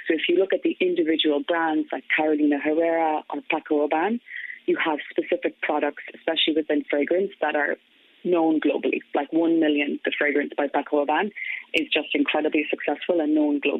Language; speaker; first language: English; native; English